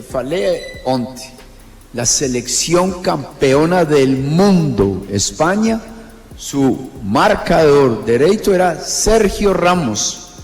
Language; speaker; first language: Portuguese; non-native, fluent; Spanish